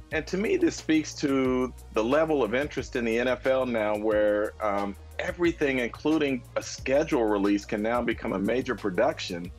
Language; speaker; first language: English; native; English